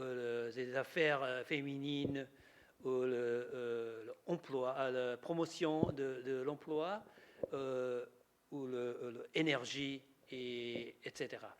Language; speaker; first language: French; non-native, learner; Japanese